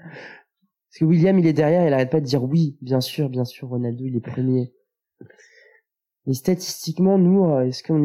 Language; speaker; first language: French; native; French